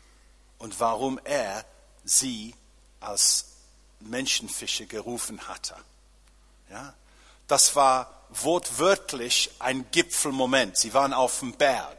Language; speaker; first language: German; non-native, fluent; English